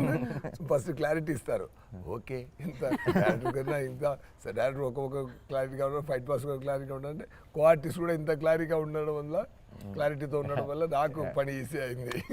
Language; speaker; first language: Telugu; non-native, fluent; Tamil